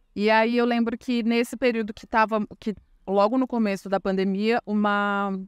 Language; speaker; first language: Portuguese; native; Portuguese